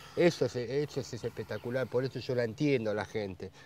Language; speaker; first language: Spanish; native; Spanish